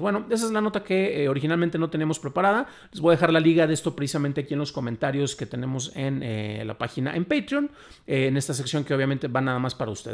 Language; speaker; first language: Spanish; native; Spanish